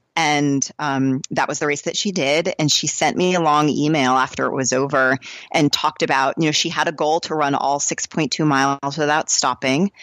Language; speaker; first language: English; native; English